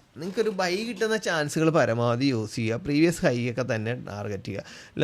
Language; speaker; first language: Malayalam; native; Malayalam